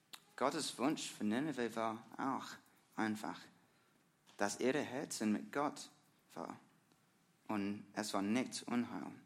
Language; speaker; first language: German; non-native, learner; English